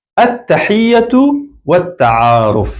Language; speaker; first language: Arabic; non-native, fluent; Persian